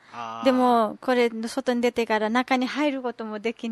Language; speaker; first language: Japanese; non-native, learner; Nepali